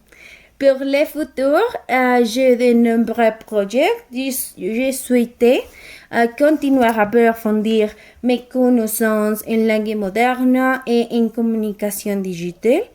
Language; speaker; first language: French; non-native, learner; Spanish